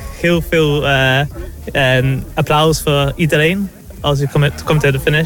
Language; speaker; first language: Dutch; non-native, learner; English